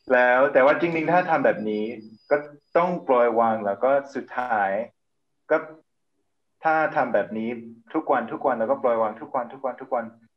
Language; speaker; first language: Thai; non-native, fluent; English